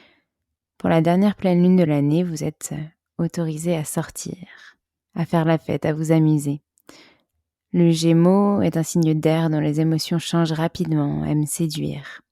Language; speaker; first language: French; native; French